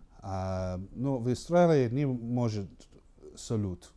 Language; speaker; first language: Russian; non-native, learner; English